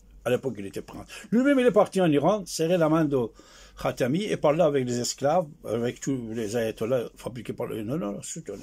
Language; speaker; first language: French; non-native, fluent; Persian